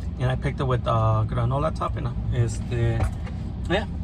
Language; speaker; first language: English; early bilingual, other home language; Spanish